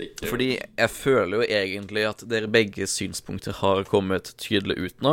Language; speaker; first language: Norwegian; native; Norwegian